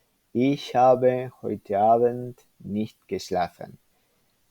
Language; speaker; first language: German; non-native, fluent; Spanish